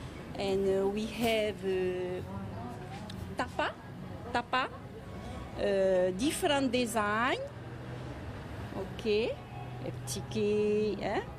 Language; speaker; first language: English; non-native, learner; French